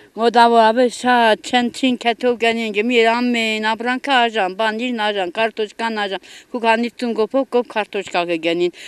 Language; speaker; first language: Armenian; native; Armenian